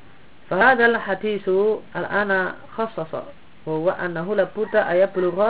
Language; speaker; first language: Arabic; non-native, fluent; Indonesian